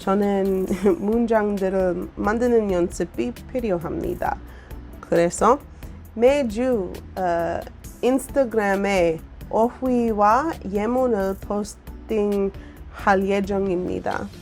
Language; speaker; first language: Korean; non-native, learner; English